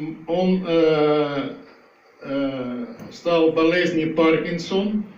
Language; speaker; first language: Russian; non-native, learner; Dutch